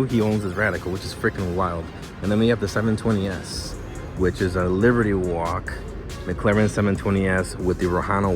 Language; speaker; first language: English; native; English